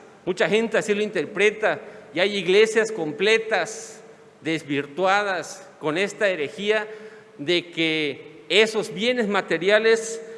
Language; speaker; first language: Spanish; native; Spanish